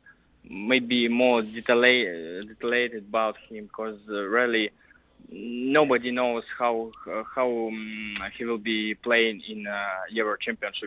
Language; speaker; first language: English; non-native, learner; Russian